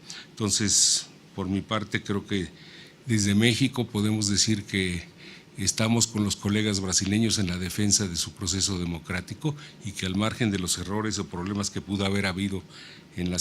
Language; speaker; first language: Spanish; native; Spanish